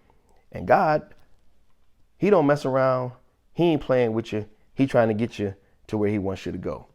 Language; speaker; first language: English; native; English